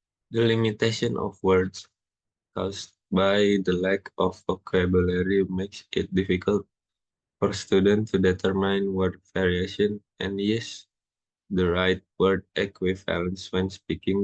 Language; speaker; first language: English; non-native, learner; Indonesian